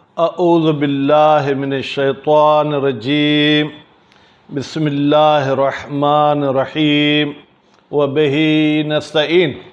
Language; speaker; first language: Urdu; non-native, local second language; Sindhi